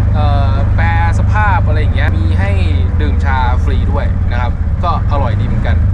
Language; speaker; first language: Thai; native; Thai